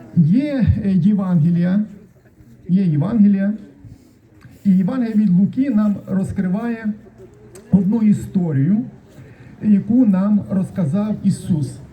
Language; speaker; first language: Ukrainian; non-native, local second language; Russian